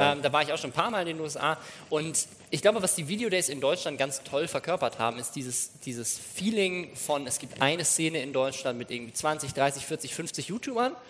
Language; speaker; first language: German; native; German